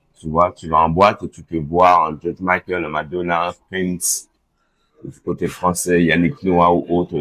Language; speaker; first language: French; early bilingual, other home language; Haitian Creole